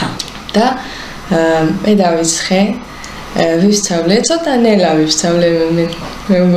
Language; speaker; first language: Georgian; early bilingual, heritage; Hebrew